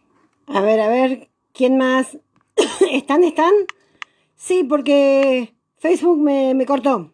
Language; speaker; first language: Spanish; native; Spanish